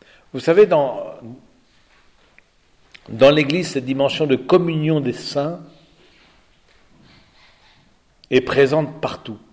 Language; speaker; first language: French; native; French